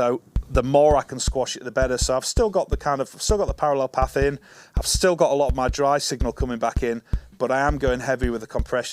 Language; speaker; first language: English; native; English